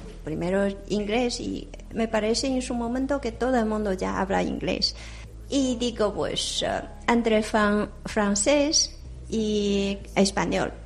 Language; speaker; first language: Spanish; non-native, fluent; Chinese